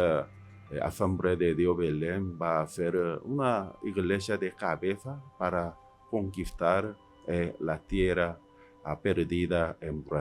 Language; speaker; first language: Spanish; non-native, learner; Korean